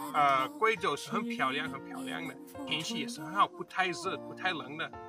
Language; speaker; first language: Chinese; non-native, learner; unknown